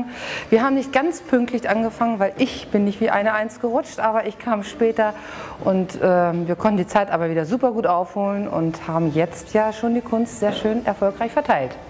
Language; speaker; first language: German; native; German